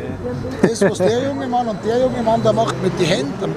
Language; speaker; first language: German; native; German